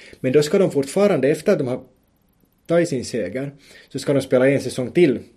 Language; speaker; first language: Swedish; native; Swedish